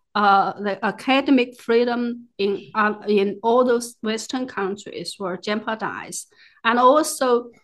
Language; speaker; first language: English; non-native, fluent; Chinese